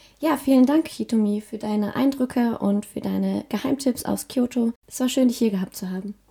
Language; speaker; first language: German; native; German